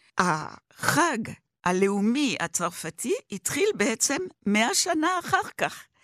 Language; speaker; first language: Hebrew; non-native, fluent; French